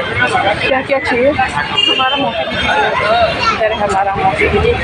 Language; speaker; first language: Hindi; non-native, local second language; Assamese